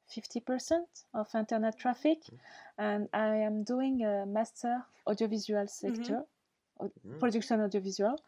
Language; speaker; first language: English; non-native, learner; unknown